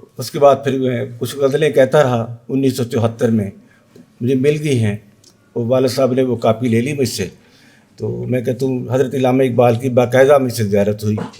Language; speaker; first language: Urdu; non-native, local second language; Punjabi